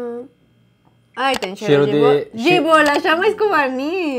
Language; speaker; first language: Portuguese; non-native, fluent; Spanish